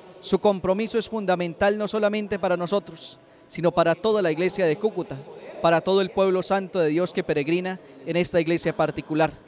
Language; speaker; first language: Spanish; native; Spanish